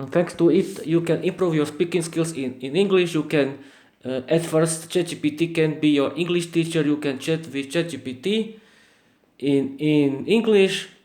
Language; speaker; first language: English; non-native, learner; Slovak